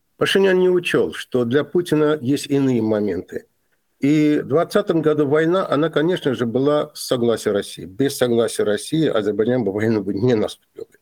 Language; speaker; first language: Russian; non-native, local second language; Azerbaijani